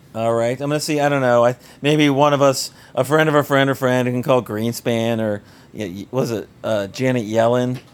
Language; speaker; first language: English; native; English